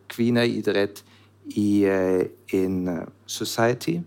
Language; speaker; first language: Norwegian; non-native, learner; German